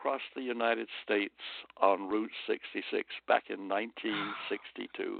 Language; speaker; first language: English; native; English